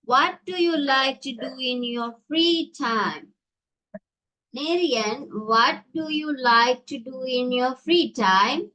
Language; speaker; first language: English; non-native, local second language; Tamil